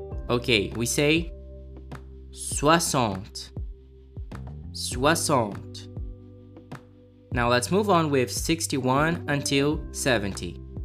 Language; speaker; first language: English; non-native, fluent; Portuguese